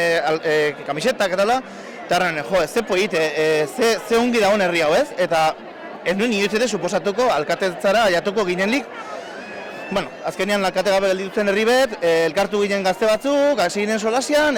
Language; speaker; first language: Basque; native; Basque